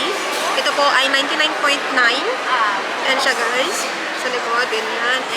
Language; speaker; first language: Filipino; native; Filipino